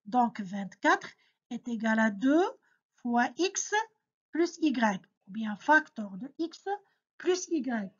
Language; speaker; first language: French; non-native, local second language; Arabic